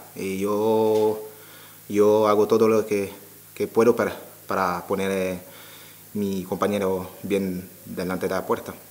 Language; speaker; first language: Spanish; non-native, learner; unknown